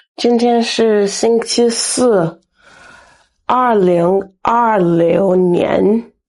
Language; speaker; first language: Chinese; non-native, learner; English